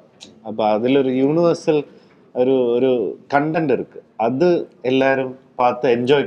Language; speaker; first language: Tamil; non-native, learner; Malayalam